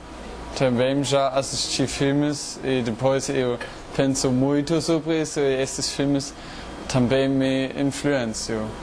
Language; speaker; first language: Portuguese; non-native, learner; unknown